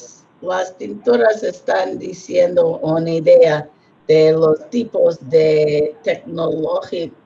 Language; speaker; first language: Spanish; non-native, learner; English